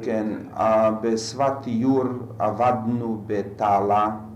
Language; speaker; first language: Hebrew; non-native, fluent; Slovak